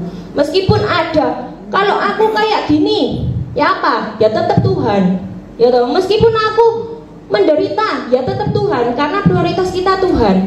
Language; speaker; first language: Indonesian; native; Indonesian